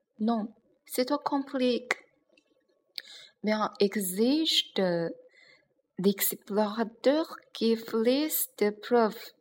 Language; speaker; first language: French; non-native, learner; Chinese